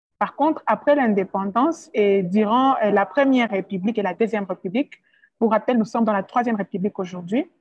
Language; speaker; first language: French; non-native, local second language; Swahili